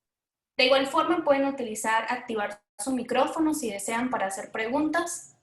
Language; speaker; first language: Spanish; native; Spanish